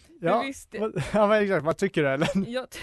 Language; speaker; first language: Swedish; native; Swedish